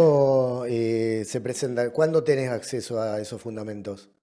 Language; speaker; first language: Spanish; native; Spanish